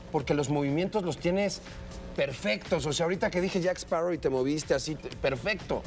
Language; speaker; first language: Spanish; native; Spanish